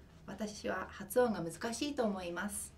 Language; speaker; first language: Japanese; non-native, fluent; English